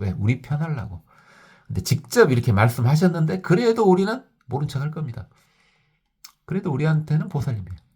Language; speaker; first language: Korean; native; Korean